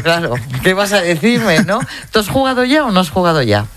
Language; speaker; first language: Spanish; native; Spanish